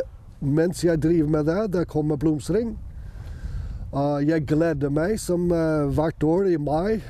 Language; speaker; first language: Norwegian; non-native, fluent; English